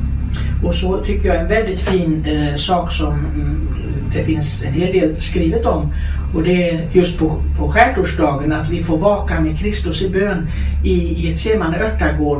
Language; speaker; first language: Swedish; native; Swedish